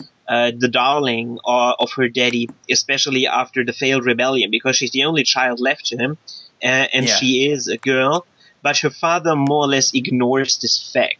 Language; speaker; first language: English; non-native, fluent; German